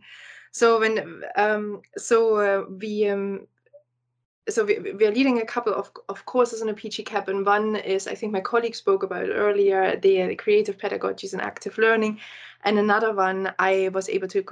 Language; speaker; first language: English; non-native, fluent; German